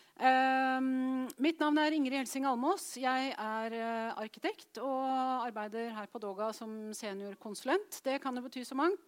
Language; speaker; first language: Norwegian; native; Norwegian